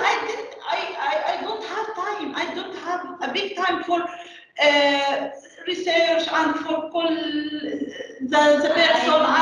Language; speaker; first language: English; non-native, learner; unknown